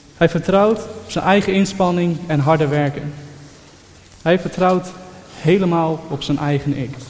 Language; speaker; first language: Dutch; native; Dutch